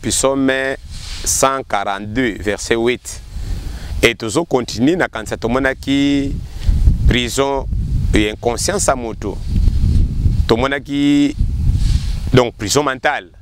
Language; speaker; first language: French; non-native, local second language; Lingala